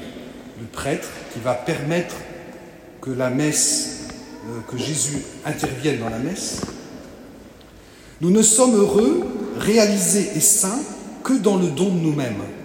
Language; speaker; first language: French; native; French